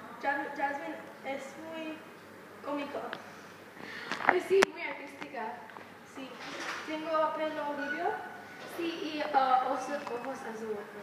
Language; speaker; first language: Spanish; non-native, learner; English